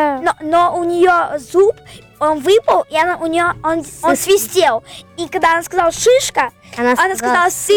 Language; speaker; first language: Russian; early bilingual, heritage; Russian